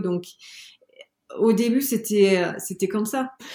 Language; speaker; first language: French; non-native, fluent; English